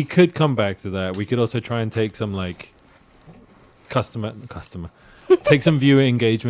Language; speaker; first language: English; native; English